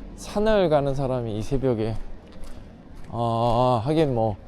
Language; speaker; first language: Korean; native; Korean